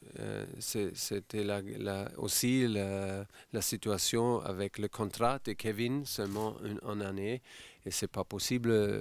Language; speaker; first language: French; non-native, fluent; German